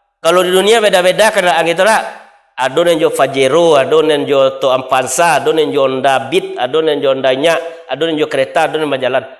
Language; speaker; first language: Malay; non-native, local second language; Minangkabau